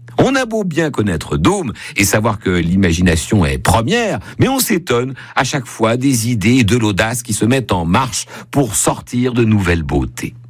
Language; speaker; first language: French; native; French